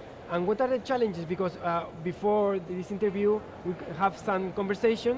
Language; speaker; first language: English; non-native, fluent; Spanish